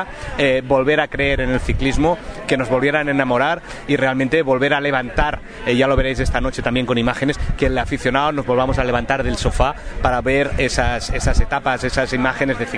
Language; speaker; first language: Spanish; native; Spanish